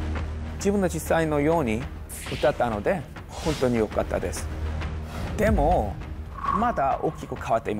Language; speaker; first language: Japanese; non-native, fluent; Korean